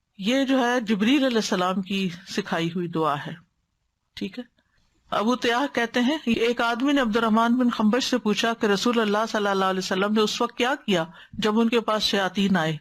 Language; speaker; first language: Urdu; native; Urdu